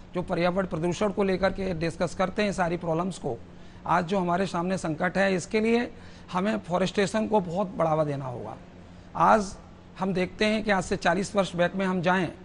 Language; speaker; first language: Hindi; native; Hindi